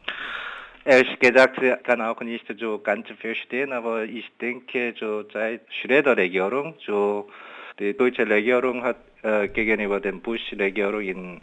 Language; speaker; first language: German; non-native, learner; Korean